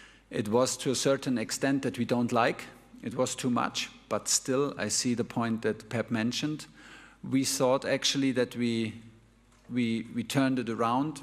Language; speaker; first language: English; non-native, fluent; German